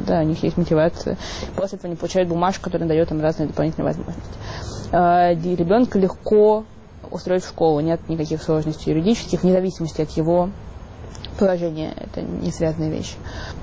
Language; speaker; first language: Russian; native; Russian